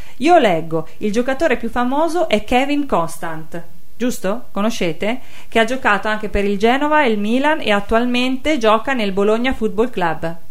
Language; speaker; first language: Italian; native; Italian